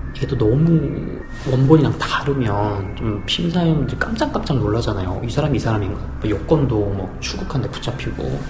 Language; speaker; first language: Korean; early bilingual, heritage; Korean